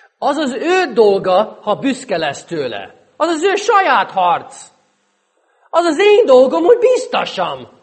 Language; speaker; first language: Hungarian; non-native, fluent; English